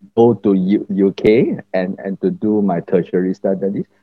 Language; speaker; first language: English; non-native, local second language; Chinese